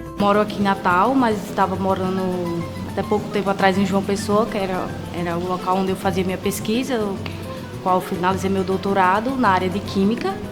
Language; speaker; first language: Portuguese; native; Portuguese